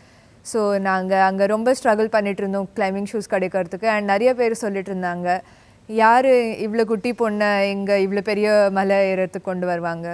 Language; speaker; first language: Tamil; early bilingual, heritage; Tamil